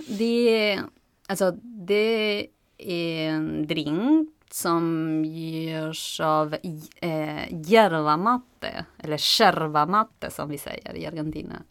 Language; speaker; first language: Swedish; non-native, fluent; Spanish